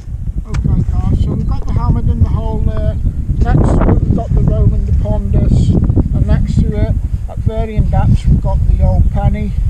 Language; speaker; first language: English; native; English